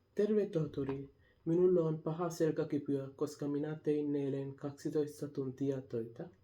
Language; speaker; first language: Finnish; non-native, learner; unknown